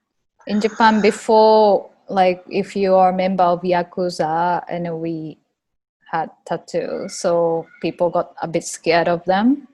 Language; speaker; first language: English; non-native, fluent; Japanese